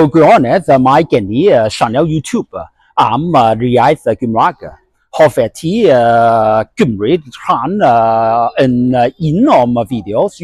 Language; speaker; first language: Welsh; non-native, learner; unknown